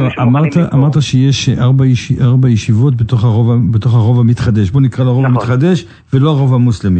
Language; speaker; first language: Hebrew; native; Hebrew